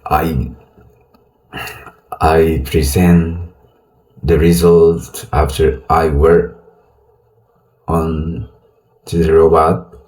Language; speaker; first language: English; non-native, learner; Indonesian